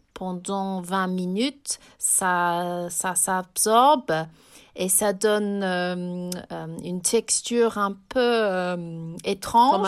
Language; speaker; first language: French; non-native, fluent; English